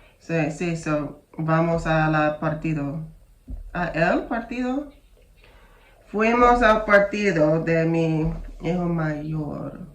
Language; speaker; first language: Spanish; non-native, learner; English